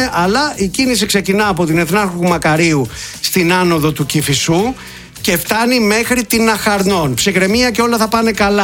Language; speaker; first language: Greek; native; Greek